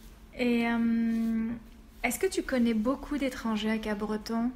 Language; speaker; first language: French; native; French